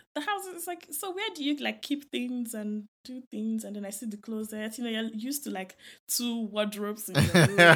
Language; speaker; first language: English; non-native, local second language; Yoruba